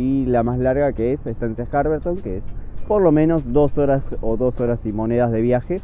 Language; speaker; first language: Spanish; native; Spanish